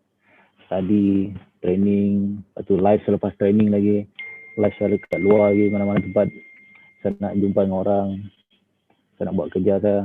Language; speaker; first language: Malay; non-native, local second language; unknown